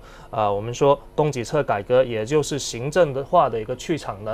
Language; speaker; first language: Chinese; native; Chinese